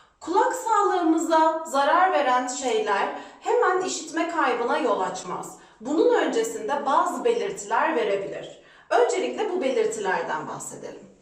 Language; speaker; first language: Turkish; native; Turkish